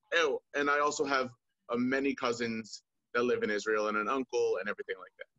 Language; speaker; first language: English; native; English